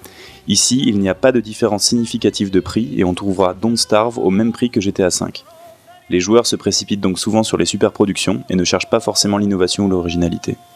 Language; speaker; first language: French; native; French